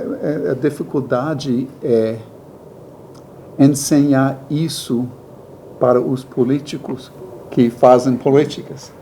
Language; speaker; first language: Portuguese; non-native, learner; English